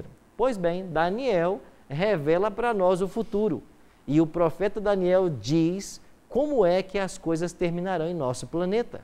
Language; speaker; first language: Portuguese; native; Portuguese